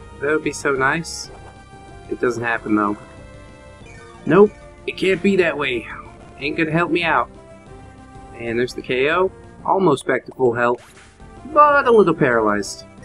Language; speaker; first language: English; native; English